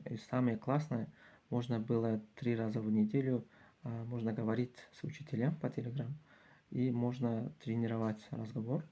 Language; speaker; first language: Russian; non-native, fluent; Uzbek